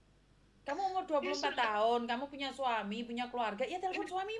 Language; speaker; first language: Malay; non-native, local second language; Javanese